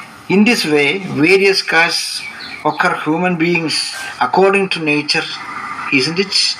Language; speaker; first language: English; non-native, local second language; Malayalam